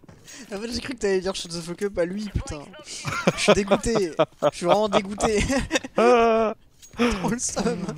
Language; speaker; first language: French; native; French